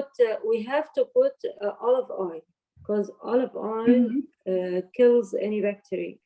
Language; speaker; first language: English; non-native, learner; Arabic